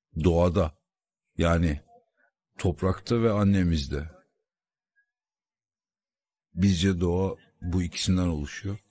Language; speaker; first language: Turkish; native; Turkish